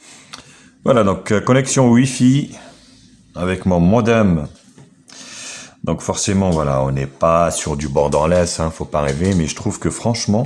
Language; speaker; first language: French; native; French